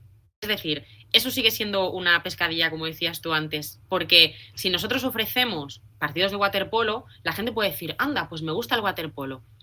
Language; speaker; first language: Spanish; native; Spanish